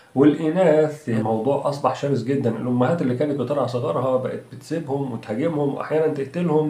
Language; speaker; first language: Arabic; native; Arabic